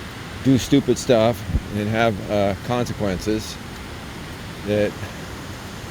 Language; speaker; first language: English; native; English